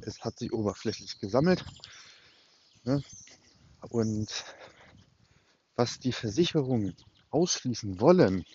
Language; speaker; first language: German; native; German